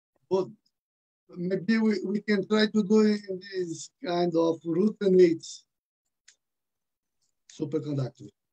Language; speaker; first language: English; non-native, fluent; Portuguese